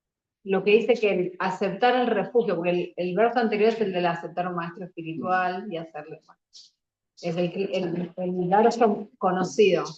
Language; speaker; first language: Spanish; native; Spanish